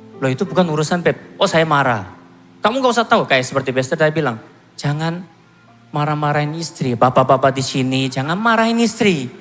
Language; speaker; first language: Indonesian; non-native, fluent; Korean